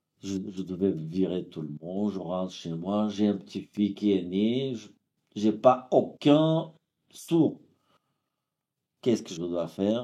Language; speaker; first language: French; non-native, fluent; Bulgarian